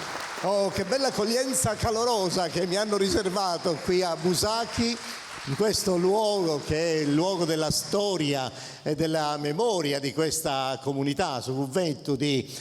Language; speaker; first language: Italian; native; Italian